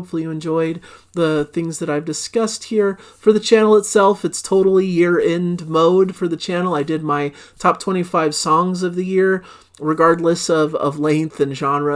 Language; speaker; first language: English; native; English